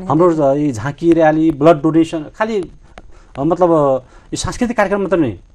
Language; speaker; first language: Maithili; non-native, local second language; Rana Tharu